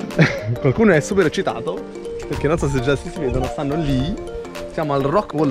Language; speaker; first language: Italian; native; Italian